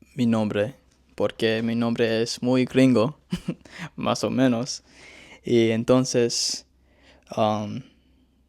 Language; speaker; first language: Spanish; non-native, learner; English